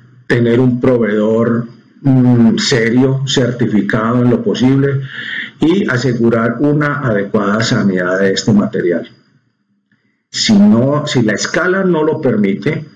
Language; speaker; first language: Spanish; native; Spanish